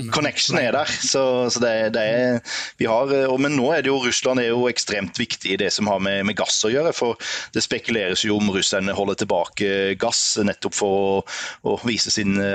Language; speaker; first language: Norwegian; native; Norwegian